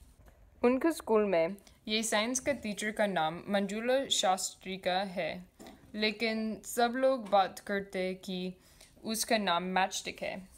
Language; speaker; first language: Hindi; non-native, learner; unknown